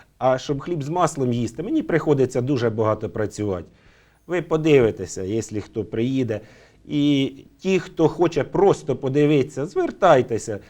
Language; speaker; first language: Ukrainian; native; Ukrainian